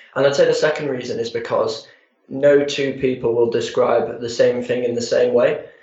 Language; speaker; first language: English; native; English